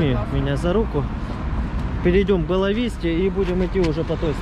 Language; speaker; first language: Russian; native; Russian